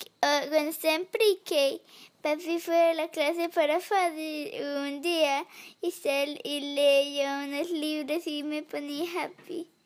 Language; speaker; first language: Spanish; early bilingual, heritage; English